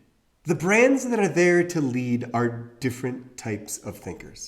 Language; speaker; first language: English; native; English